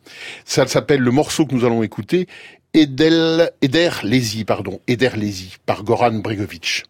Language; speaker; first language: French; native; French